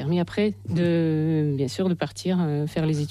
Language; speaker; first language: French; non-native, fluent; Russian